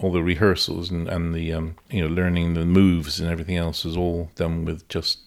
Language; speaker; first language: English; native; English